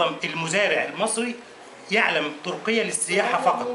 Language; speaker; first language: Turkish; non-native, learner; Arabic